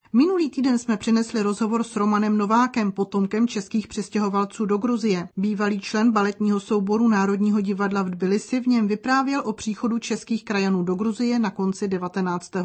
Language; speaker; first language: Czech; native; Czech